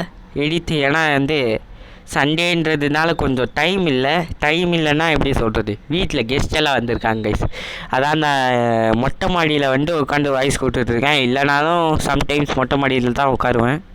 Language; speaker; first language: Tamil; native; Tamil